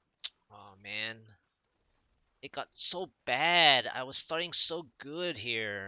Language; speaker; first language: English; native; English